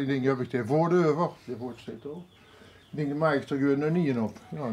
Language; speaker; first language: Dutch; native; Dutch